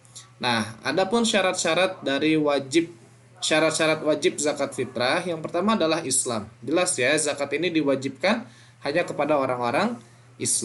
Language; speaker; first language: Indonesian; native; Indonesian